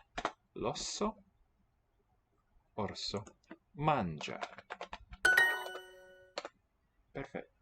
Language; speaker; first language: Italian; non-native, learner; English